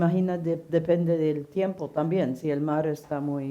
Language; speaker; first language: Spanish; non-native, fluent; English